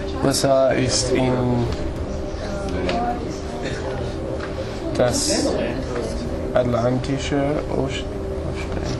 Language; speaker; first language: German; non-native, learner; English